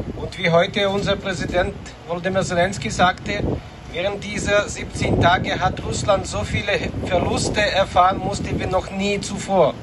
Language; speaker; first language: German; non-native, fluent; Ukrainian